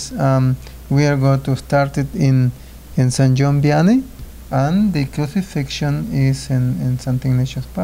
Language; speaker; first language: English; non-native, learner; Spanish